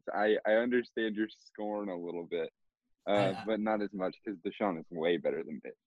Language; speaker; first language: English; native; English